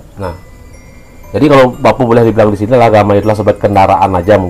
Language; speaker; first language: Indonesian; native; Indonesian